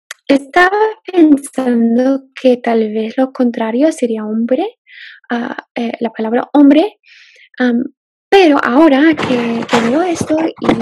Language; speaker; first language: Spanish; non-native, fluent; English